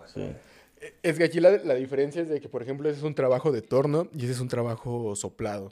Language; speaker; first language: Spanish; native; Spanish